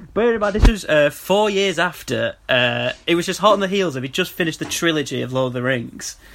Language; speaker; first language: English; native; English